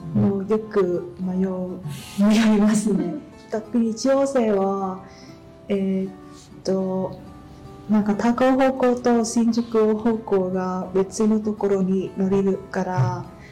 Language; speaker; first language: Japanese; non-native, fluent; Vietnamese